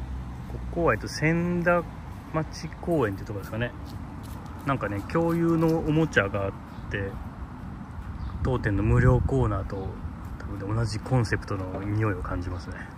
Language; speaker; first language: Japanese; native; Japanese